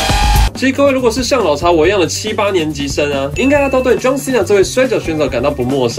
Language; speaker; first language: Chinese; native; Chinese